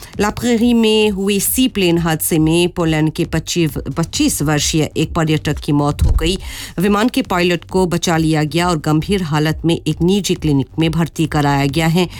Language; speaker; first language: Hindi; non-native, local second language; Morisyen